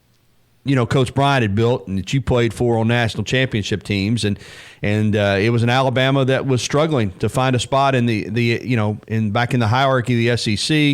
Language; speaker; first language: English; native; English